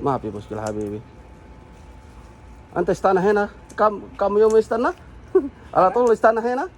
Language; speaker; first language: Arabic; non-native, learner; Filipino